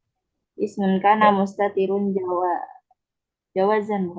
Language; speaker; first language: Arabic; non-native, learner; Indonesian